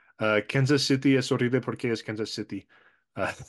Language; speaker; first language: Spanish; non-native, fluent; English